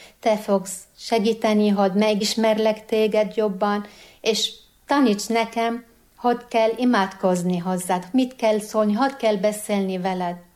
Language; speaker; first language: Hungarian; non-native, fluent; Arabic